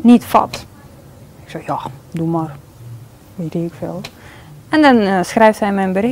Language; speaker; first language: Dutch; non-native, fluent; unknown